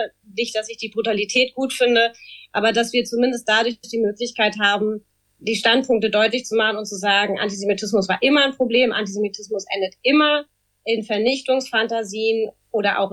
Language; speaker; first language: German; native; German